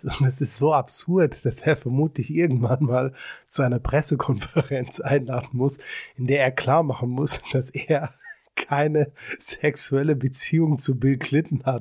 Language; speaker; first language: German; native; German